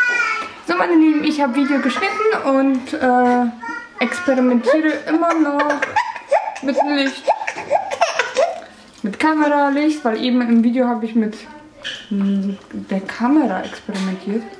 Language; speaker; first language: German; native; German